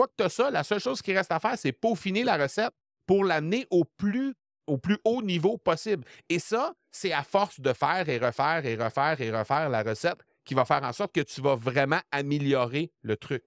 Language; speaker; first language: French; native; French